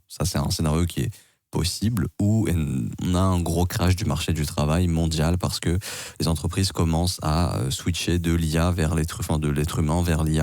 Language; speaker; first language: French; native; French